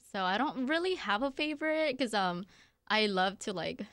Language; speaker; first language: English; early bilingual, other home language; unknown